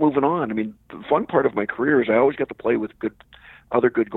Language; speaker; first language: English; native; English